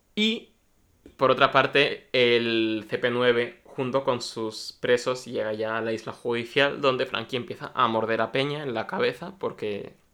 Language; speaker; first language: Spanish; early bilingual, other home language; Russian